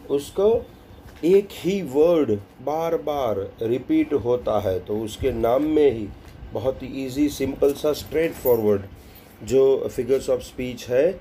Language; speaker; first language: Hindi; non-native, local second language; Gujarati